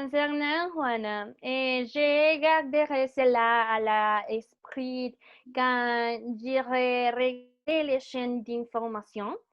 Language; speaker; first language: French; non-native, learner; Spanish